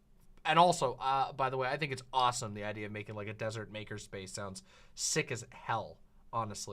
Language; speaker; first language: English; native; English